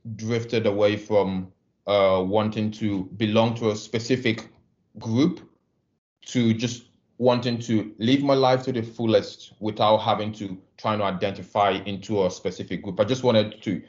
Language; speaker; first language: English; non-native, local second language; Igbo